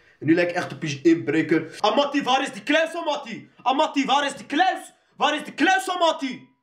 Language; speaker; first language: Dutch; early bilingual, other home language; Arabic